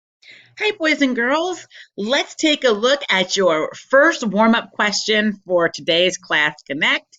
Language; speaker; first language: English; native; English